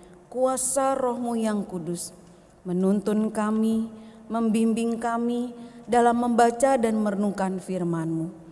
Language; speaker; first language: Indonesian; native; Indonesian